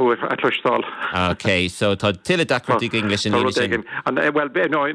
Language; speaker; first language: Irish; native; Irish